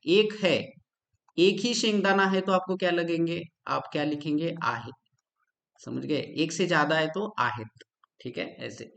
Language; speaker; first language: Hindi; non-native, local second language; Marathi